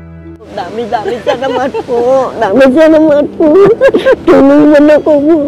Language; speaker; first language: Filipino; non-native, learner; Vietnamese